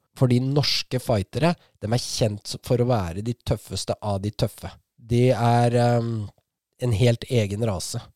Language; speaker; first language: Norwegian; native; Norwegian